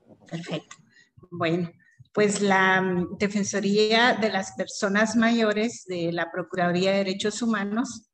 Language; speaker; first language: Spanish; native; Spanish